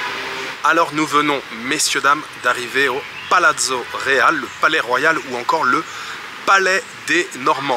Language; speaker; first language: French; native; French